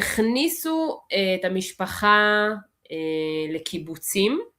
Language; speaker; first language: Hebrew; early bilingual, other home language; Russian